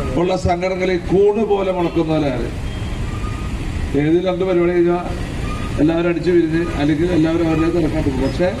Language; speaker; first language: Malayalam; native; Malayalam